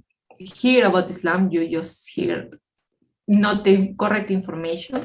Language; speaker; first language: English; non-native, fluent; Spanish